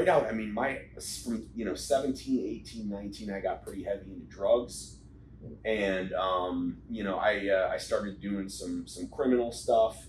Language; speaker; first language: English; native; English